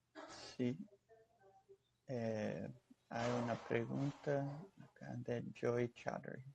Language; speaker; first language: Spanish; non-native, fluent; Portuguese